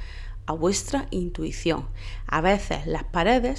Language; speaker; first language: Spanish; native; Spanish